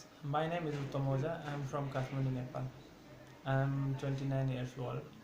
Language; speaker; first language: English; non-native, learner; Nepali